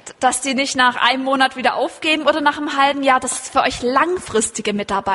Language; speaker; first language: German; native; German